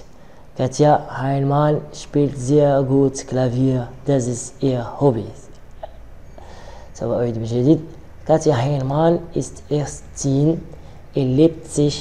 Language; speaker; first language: German; non-native, learner; Arabic